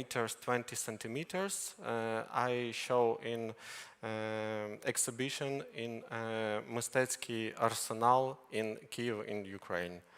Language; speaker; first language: English; non-native, learner; Ukrainian